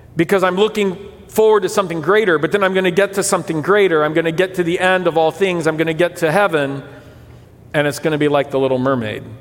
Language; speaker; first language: English; early bilingual, other home language; Portuguese